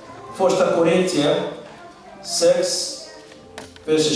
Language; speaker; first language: Swedish; non-native, learner; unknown